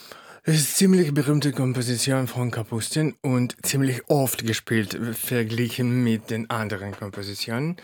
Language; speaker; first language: German; non-native, fluent; Russian